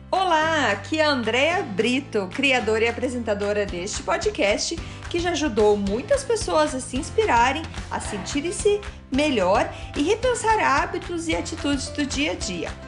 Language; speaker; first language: Portuguese; native; Portuguese